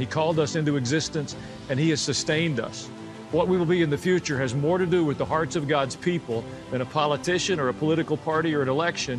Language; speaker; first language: English; native; English